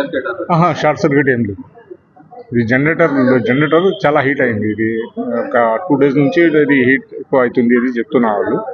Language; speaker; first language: Telugu; non-native, local second language; Urdu